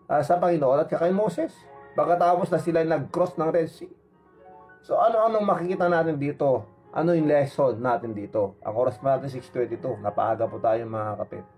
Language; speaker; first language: Filipino; non-native, local second language; Iloko